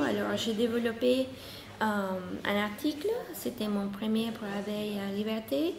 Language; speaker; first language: French; non-native, fluent; Spanish